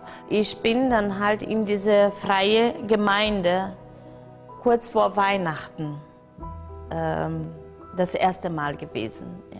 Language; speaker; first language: German; non-native, fluent; Portuguese